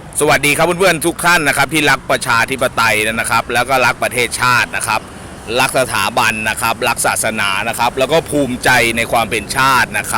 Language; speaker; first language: Thai; native; Thai